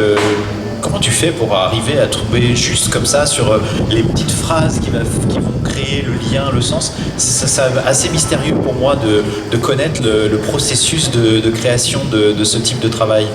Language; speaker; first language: French; native; French